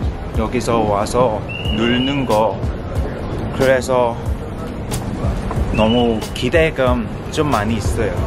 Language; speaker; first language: Korean; non-native, learner; Cantonese